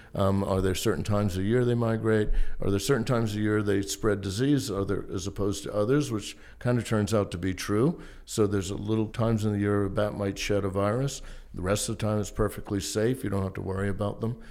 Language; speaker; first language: English; native; English